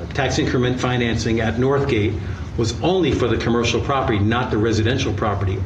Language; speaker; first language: English; native; English